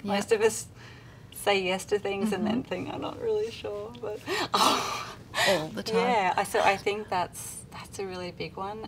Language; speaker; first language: English; native; English